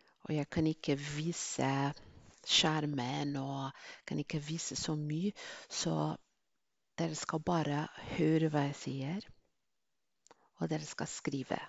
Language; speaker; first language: Norwegian; non-native, fluent; Spanish